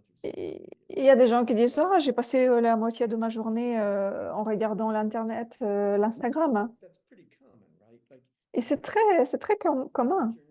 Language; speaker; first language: French; non-native, fluent; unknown